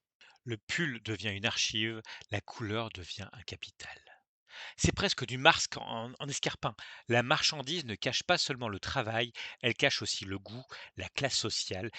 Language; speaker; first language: French; native; French